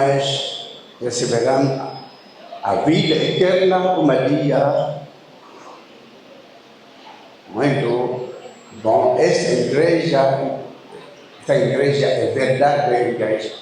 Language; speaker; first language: Portuguese; non-native, learner; Lingala